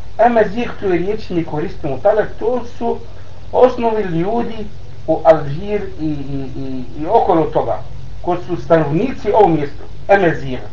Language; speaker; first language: Bosnian; non-native, learner; Arabic